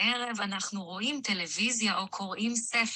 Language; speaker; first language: Hebrew; non-native, learner; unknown